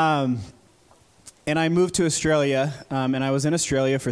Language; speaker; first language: English; native; English